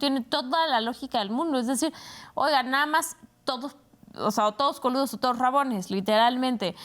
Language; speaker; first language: Spanish; native; Spanish